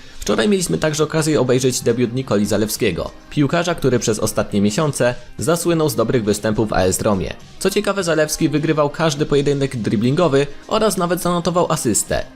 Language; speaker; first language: Polish; native; Polish